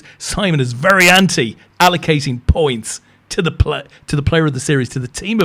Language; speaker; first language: English; native; English